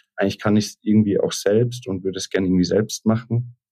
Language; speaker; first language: German; native; German